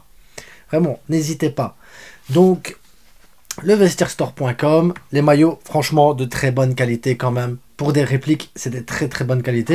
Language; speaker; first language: French; native; French